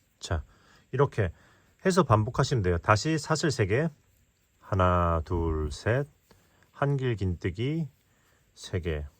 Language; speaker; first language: Korean; native; Korean